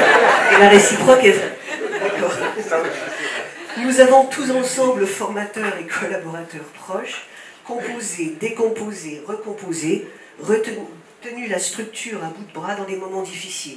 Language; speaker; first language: French; native; French